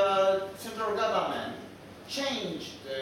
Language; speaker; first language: English; non-native, fluent; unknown